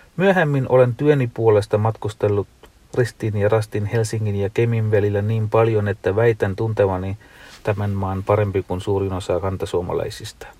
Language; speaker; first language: Finnish; non-native, fluent; Tamil